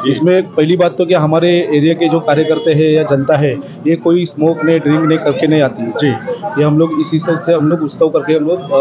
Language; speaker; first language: Hindi; non-native, local second language; Marathi